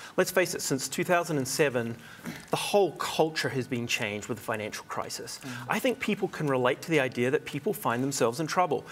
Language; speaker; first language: English; native; English